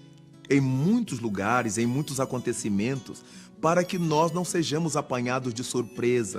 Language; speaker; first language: Portuguese; native; Portuguese